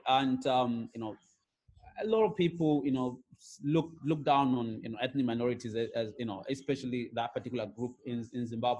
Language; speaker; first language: English; non-native, local second language; Shona